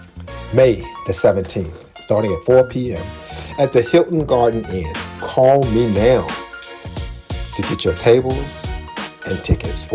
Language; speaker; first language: English; native; English